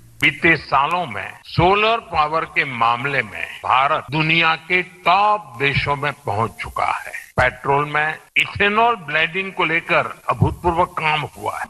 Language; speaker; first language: Hindi; non-native, local second language; Gujarati